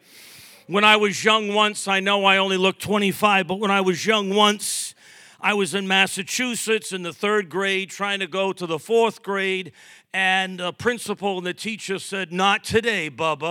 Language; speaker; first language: English; native; English